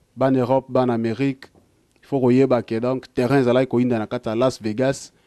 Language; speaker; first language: French; non-native, local second language; Lingala